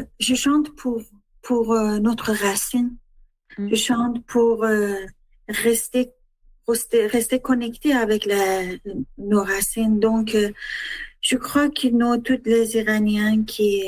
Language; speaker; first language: French; non-native, learner; Persian